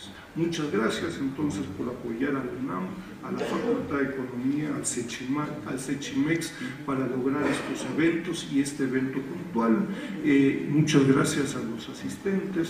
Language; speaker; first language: Spanish; native; Spanish